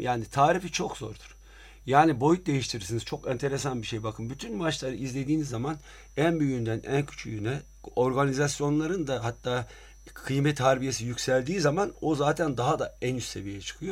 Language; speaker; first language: Turkish; native; Turkish